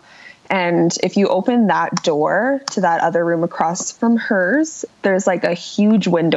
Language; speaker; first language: English; native; English